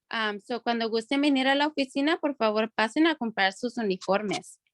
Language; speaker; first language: Spanish; early bilingual, other home language; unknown